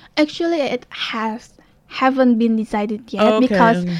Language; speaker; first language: English; non-native, learner; Indonesian